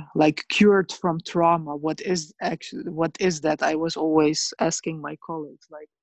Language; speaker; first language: English; early bilingual, other home language; Bosnian